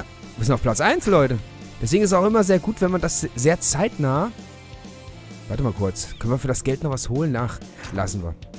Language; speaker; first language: German; native; German